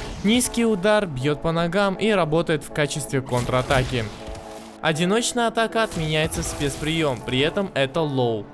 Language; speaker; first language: Russian; native; Russian